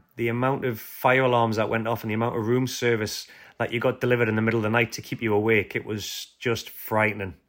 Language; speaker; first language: English; native; English